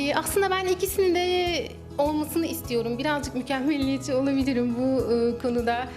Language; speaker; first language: Turkish; native; Turkish